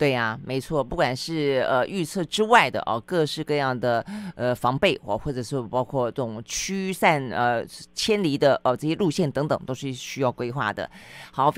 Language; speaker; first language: Chinese; native; Chinese